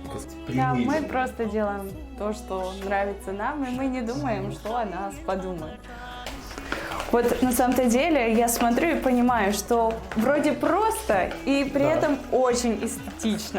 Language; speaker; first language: Russian; native; Russian